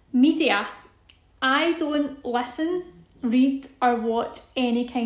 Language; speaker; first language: English; native; English